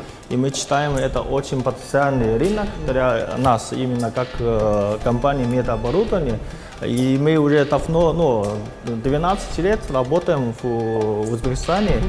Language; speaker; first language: Russian; non-native, fluent; Chinese